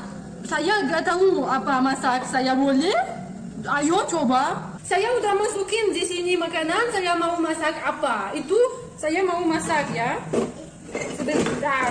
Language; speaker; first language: Indonesian; non-native, learner; Russian